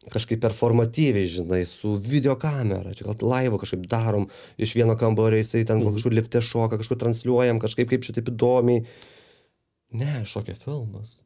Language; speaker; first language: Lithuanian; native; Lithuanian